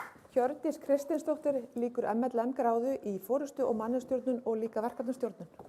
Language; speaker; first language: Icelandic; native; Icelandic